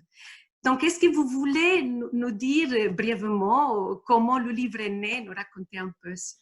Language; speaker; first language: French; non-native, fluent; Italian